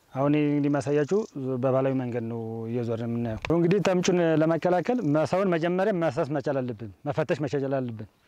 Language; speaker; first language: Amharic; native; Amharic